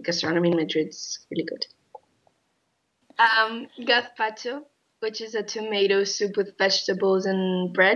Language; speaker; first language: English; non-native, fluent; Spanish